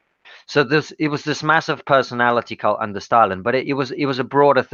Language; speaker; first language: English; non-native, fluent; Russian